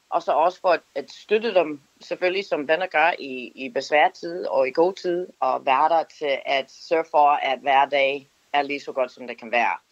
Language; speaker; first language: Danish; non-native, fluent; English